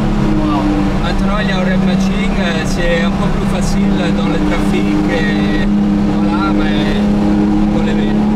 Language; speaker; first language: French; non-native, learner; Italian